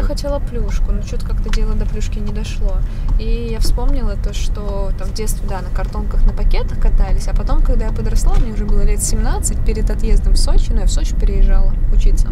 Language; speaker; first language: Russian; native; Russian